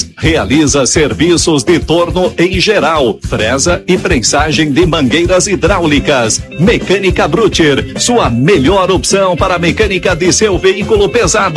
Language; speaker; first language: Portuguese; native; Portuguese